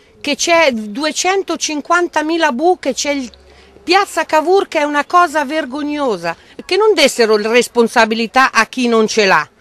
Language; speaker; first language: Italian; native; Italian